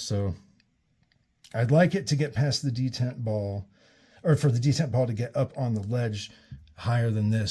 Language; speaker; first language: English; native; English